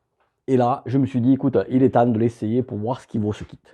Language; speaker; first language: French; native; French